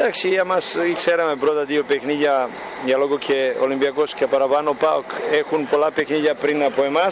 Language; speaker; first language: Greek; non-native, learner; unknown